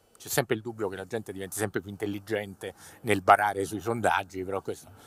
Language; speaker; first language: Italian; native; Italian